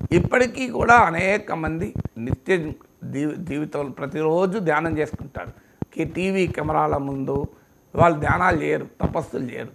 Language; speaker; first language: Telugu; native; Telugu